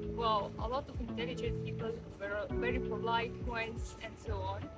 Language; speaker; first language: English; non-native, fluent; Russian